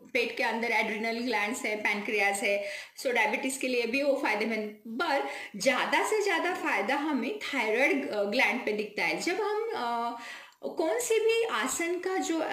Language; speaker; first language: Hindi; non-native, local second language; Marathi